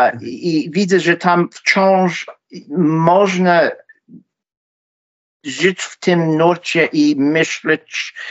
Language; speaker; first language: Polish; non-native, fluent; English